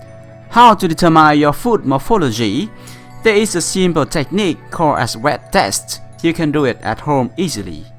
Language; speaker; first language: English; non-native, fluent; Vietnamese